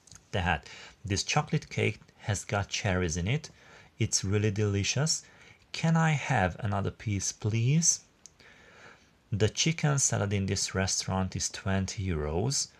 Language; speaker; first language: English; non-native, fluent; Hungarian